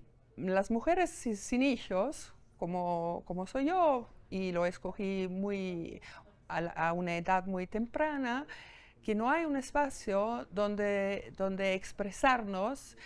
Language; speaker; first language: Spanish; non-native, fluent; German